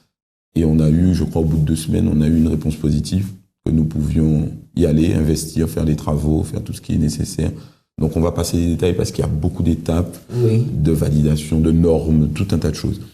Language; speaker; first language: French; native; French